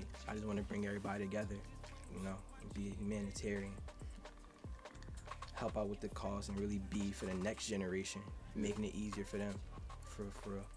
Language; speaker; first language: English; native; English